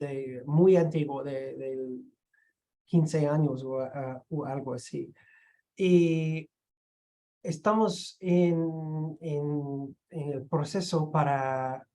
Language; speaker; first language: Spanish; non-native, fluent; English